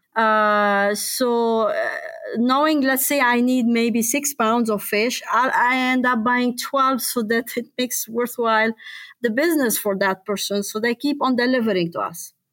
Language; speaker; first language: English; non-native, fluent; Arabic